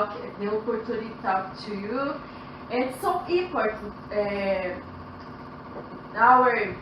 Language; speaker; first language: English; non-native, learner; Portuguese